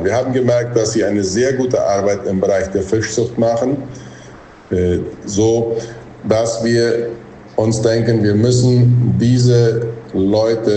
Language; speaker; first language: German; non-native, local second language; Plautdietsch